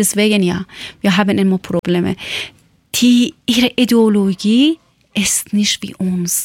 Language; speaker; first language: German; non-native, learner; Persian